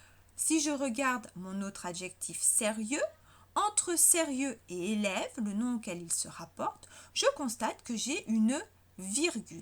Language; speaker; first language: French; native; French